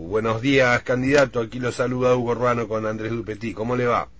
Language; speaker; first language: Spanish; native; Spanish